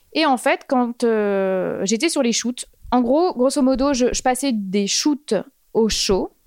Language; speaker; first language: French; native; French